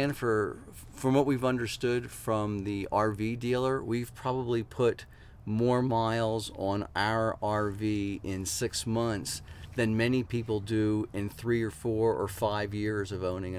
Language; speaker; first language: English; native; English